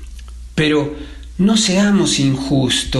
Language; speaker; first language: Spanish; native; Spanish